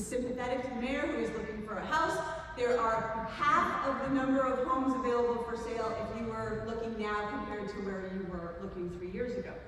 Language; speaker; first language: English; native; English